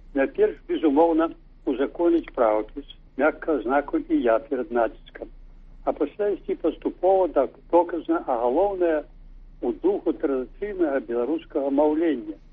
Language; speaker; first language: Belarusian; native; Belarusian